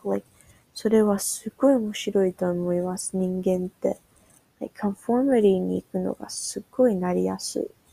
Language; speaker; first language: Japanese; non-native, learner; English